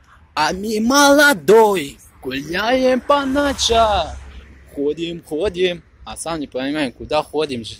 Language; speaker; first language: Russian; non-native, fluent; Tajik